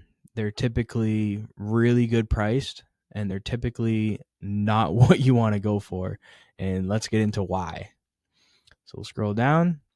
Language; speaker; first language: English; native; English